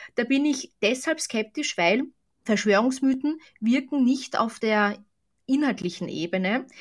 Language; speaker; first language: German; native; German